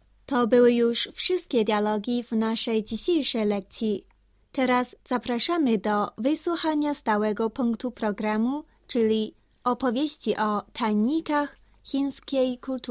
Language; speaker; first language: Polish; non-native, fluent; Chinese